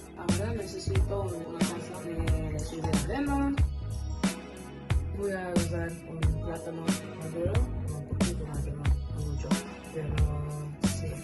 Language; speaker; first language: Spanish; non-native, learner; English